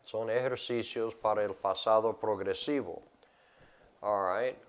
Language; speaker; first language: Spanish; non-native, fluent; English